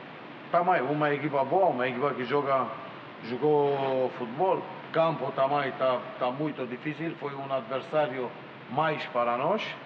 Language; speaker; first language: Portuguese; non-native, learner; Romanian